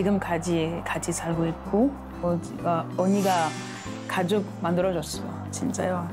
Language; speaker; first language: Korean; non-native, fluent; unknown